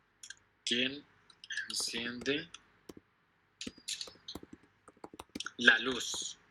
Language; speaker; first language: Spanish; non-native, fluent; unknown